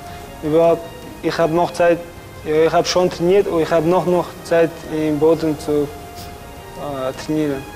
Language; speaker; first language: German; non-native, learner; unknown